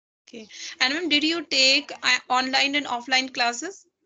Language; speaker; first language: English; non-native, learner; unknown